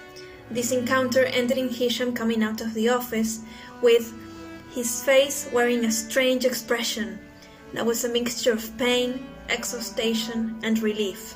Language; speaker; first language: English; non-native, fluent; Spanish